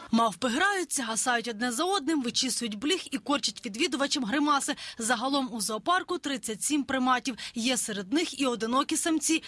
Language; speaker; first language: Ukrainian; native; Ukrainian